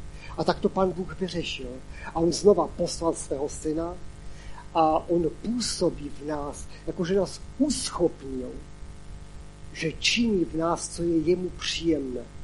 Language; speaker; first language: Czech; non-native, local second language; Polish